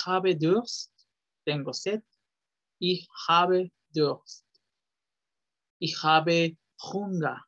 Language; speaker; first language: German; non-native, fluent; Spanish